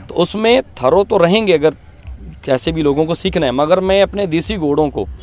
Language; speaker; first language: Hindi; native; Hindi